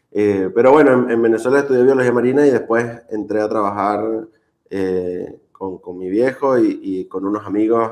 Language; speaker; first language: Spanish; native; Spanish